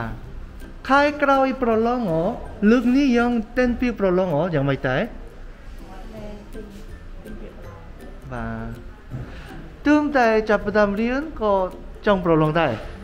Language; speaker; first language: Korean; native; Korean